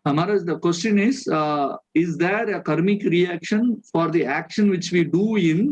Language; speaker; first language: English; non-native, local second language; Tamil